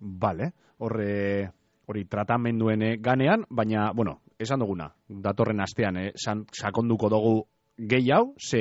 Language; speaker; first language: Basque; native; Basque